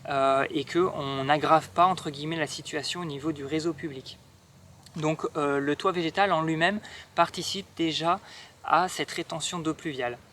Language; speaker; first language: French; native; French